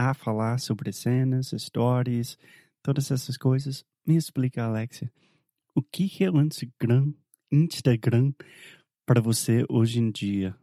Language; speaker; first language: Portuguese; non-native, fluent; English